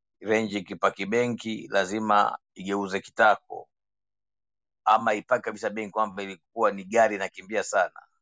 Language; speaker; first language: Swahili; native; Swahili